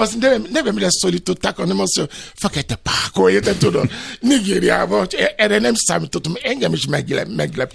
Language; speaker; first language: Hungarian; non-native, fluent; Yoruba